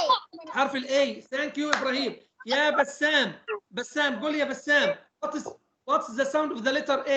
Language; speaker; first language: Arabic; native; Arabic